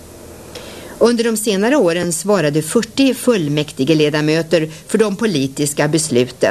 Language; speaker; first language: Swedish; native; Swedish